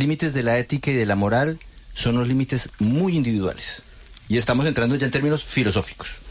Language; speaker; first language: Spanish; native; Spanish